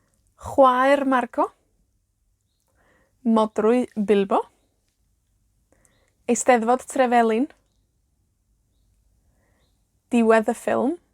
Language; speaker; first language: Welsh; non-native, fluent; Spanish